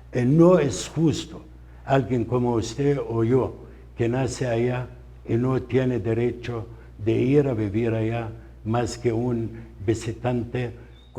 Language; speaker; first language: Spanish; non-native, fluent; Arabic